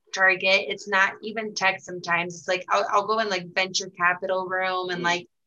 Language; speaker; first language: English; early bilingual, heritage; Portuguese